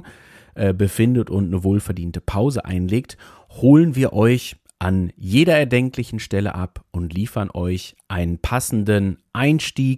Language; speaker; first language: German; native; German